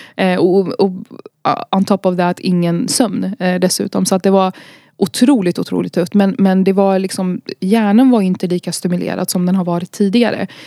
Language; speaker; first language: Swedish; early bilingual, other home language; Arabic